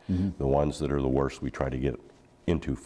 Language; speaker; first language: English; native; English